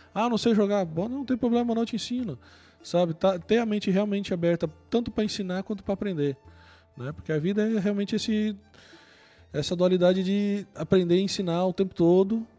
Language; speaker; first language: Portuguese; native; Portuguese